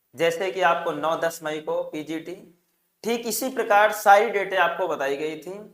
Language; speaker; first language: Hindi; native; Hindi